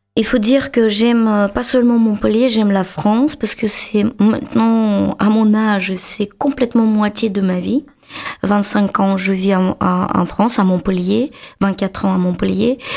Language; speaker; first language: French; non-native, fluent; Russian